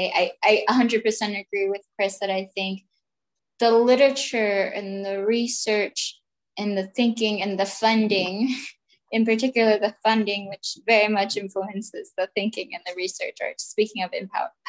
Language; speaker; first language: English; native; English